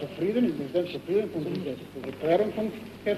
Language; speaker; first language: German; non-native, fluent; Bulgarian